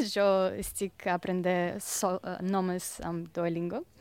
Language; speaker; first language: Catalan; non-native, learner; Russian